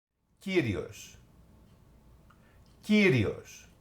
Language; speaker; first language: Greek; non-native, fluent; English